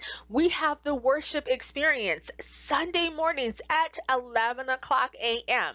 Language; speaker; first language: English; native; English